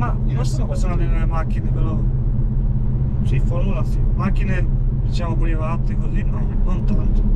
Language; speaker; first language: Italian; non-native, fluent; Albanian